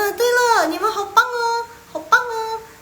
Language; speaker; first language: Chinese; non-native, fluent; Indonesian